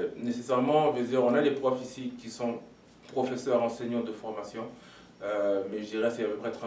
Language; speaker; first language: French; non-native, local second language; Lingala